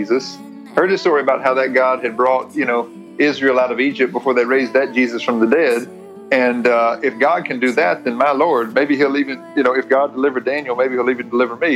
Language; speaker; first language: English; native; English